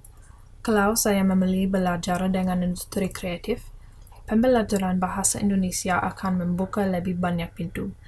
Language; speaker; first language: Indonesian; non-native, learner; English